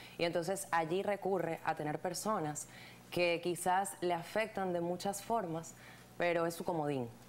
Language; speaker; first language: Spanish; native; Spanish